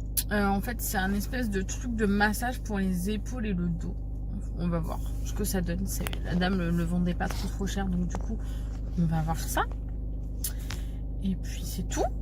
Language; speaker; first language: French; native; French